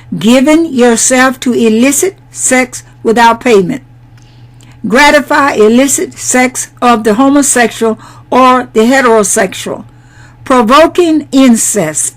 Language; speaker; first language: English; native; English